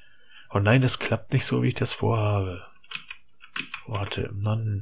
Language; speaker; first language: German; native; German